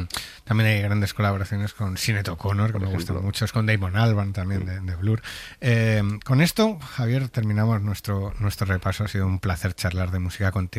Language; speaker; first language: Spanish; native; Spanish